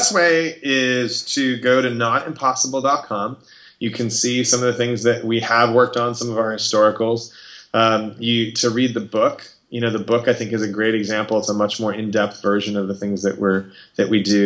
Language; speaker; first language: English; native; English